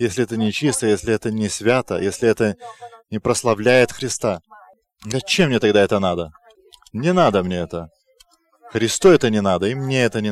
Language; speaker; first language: Russian; non-native, fluent; Lithuanian